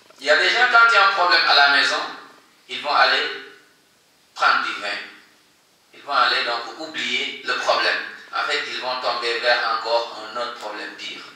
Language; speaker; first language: French; non-native, local second language; Wolof